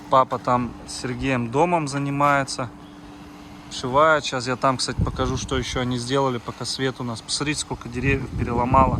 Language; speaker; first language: Russian; native; Russian